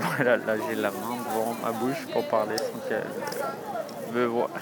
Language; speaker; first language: French; native; French